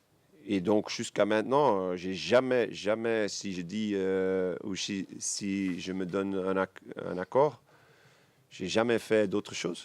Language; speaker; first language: French; non-native, local second language; Dutch